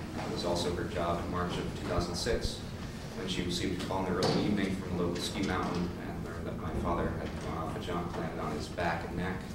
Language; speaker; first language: English; native; English